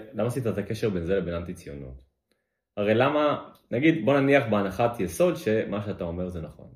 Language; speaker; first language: Hebrew; native; Hebrew